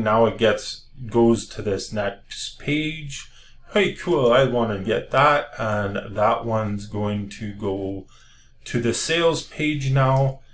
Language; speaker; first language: English; native; English